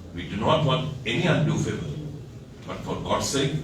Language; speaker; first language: English; non-native, local second language; Bangla